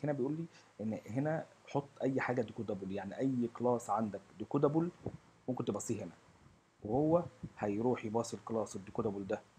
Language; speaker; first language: Arabic; native; Arabic